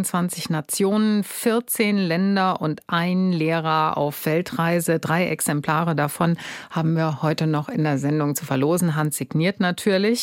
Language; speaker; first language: German; native; German